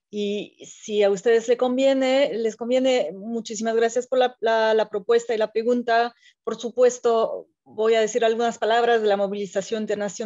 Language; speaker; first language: Spanish; non-native, fluent; French